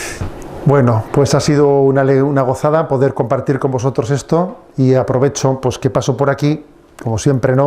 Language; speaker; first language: Spanish; native; Spanish